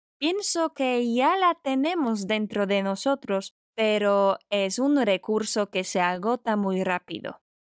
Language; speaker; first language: Spanish; non-native, fluent; Polish